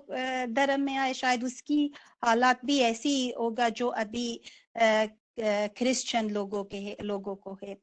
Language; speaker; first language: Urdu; non-native, fluent; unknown